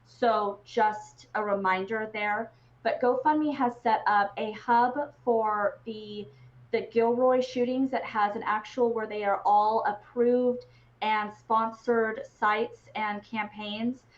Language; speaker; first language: English; native; English